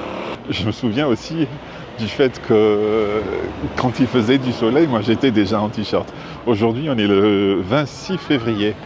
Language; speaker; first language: French; non-native, fluent; English